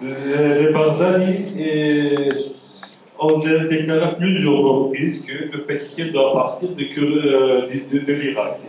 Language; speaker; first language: French; non-native, fluent; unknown